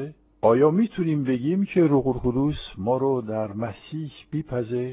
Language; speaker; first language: Persian; non-native, fluent; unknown